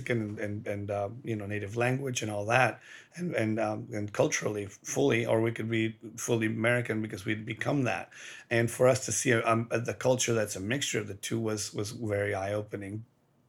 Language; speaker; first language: English; early bilingual, other home language; Spanish